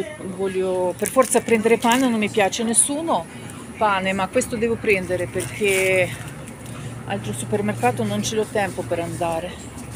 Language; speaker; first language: Italian; non-native, fluent; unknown